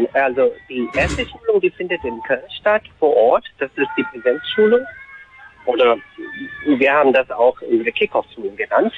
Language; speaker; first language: German; non-native, fluent; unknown